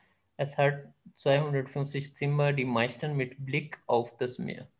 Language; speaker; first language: German; non-native, fluent; Hindi